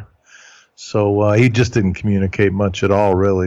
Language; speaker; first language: English; early bilingual, other home language; German